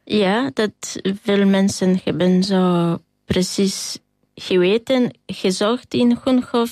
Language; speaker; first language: Dutch; non-native, learner; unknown